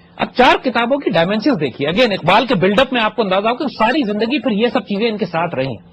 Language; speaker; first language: Urdu; native; Urdu